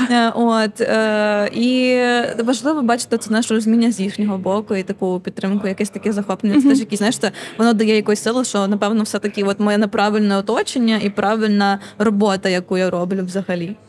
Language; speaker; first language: Ukrainian; native; Ukrainian